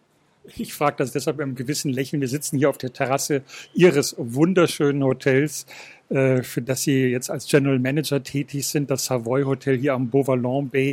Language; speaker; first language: German; native; German